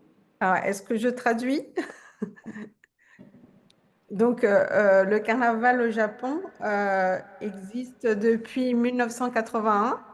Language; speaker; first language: French; non-native, fluent; Portuguese